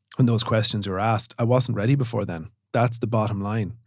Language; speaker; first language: English; native; English